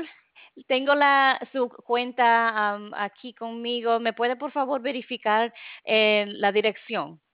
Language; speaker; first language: Spanish; non-native, fluent; English